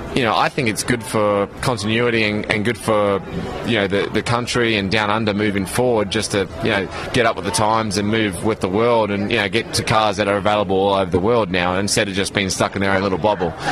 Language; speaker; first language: English; native; English